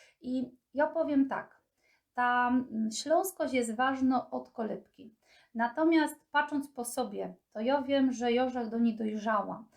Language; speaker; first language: Polish; native; Polish